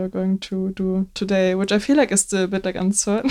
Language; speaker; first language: English; non-native, fluent; German